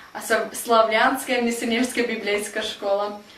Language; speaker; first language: Russian; early bilingual, heritage; Russian